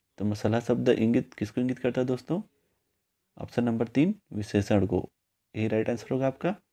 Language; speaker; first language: Hindi; native; Hindi